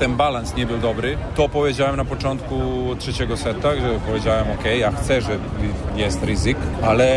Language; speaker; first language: Polish; non-native, learner; Serbian